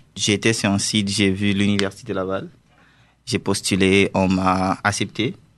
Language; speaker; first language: French; non-native, local second language; Haitian Creole